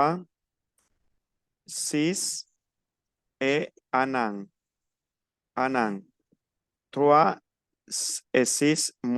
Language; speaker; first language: French; non-native, fluent; Spanish